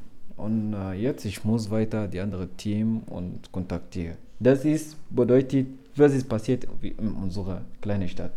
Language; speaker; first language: German; non-native, learner; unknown